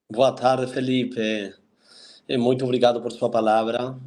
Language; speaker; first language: Portuguese; non-native, fluent; Spanish